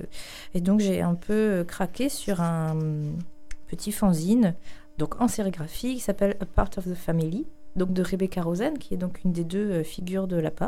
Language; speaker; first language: French; native; French